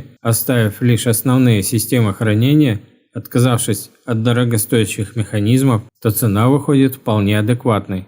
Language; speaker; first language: Russian; native; Russian